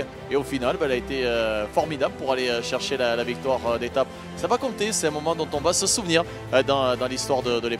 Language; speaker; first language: French; native; French